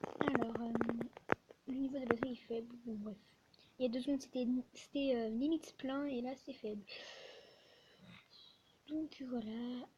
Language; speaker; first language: French; native; French